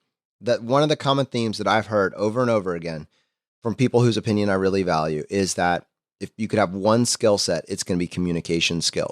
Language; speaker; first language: English; native; English